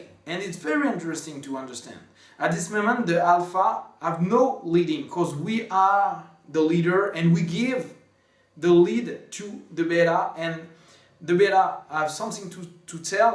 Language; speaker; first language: English; non-native, fluent; French